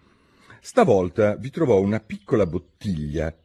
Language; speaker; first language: Italian; native; Italian